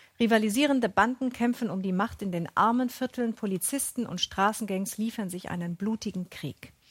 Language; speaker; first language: German; native; German